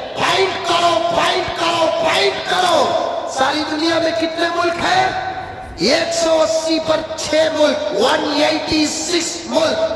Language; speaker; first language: Urdu; native; Urdu